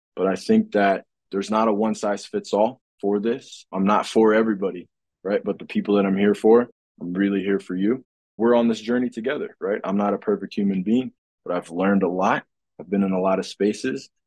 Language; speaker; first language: English; native; English